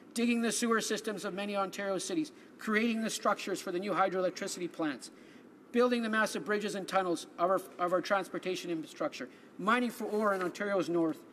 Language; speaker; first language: English; early bilingual, other home language; Italian